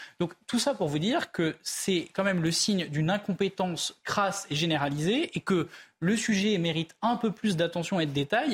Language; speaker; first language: French; native; French